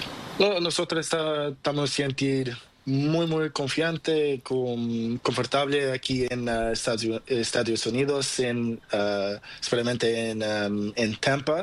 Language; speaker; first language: Spanish; non-native, learner; Portuguese